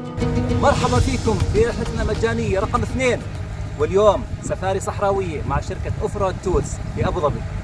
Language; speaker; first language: Arabic; native; Arabic